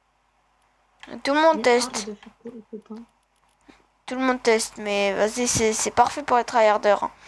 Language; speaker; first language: French; native; French